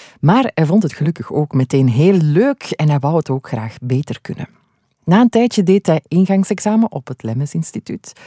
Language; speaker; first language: Dutch; native; Dutch